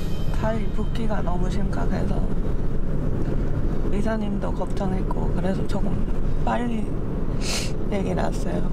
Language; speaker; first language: Korean; non-native, learner; English